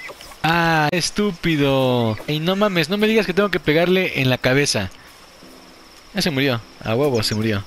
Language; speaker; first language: Spanish; native; Spanish